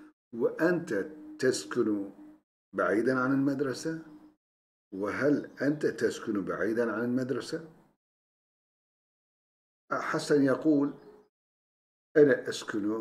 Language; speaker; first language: Arabic; non-native, fluent; Turkish